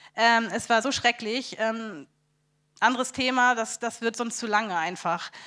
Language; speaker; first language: German; native; German